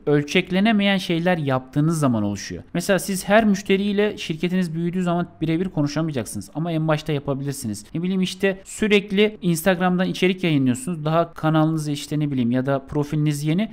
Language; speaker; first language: Turkish; native; Turkish